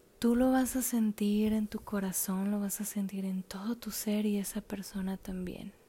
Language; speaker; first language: Spanish; native; Spanish